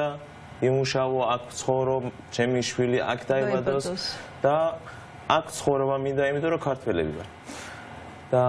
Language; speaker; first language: Georgian; early bilingual, heritage; Persian